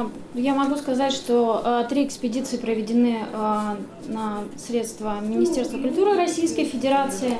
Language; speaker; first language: Russian; native; Russian